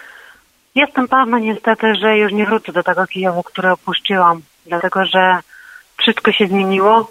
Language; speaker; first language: Polish; non-native, fluent; Ukrainian